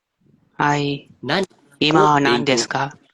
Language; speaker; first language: Japanese; non-native, learner; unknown